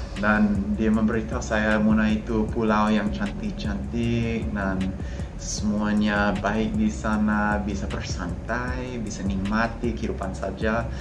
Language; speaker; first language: Indonesian; non-native, fluent; English